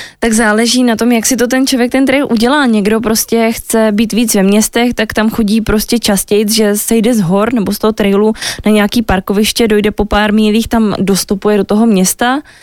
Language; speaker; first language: Czech; native; Czech